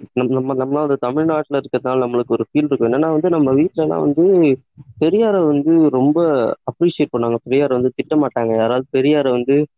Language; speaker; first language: Tamil; native; Tamil